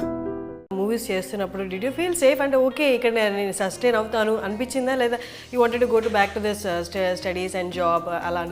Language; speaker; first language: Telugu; native; Telugu